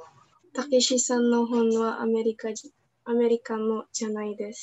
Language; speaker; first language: Japanese; non-native, learner; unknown